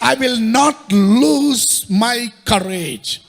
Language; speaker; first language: English; non-native, local second language; Kannada